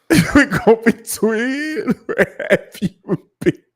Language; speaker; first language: English; native; English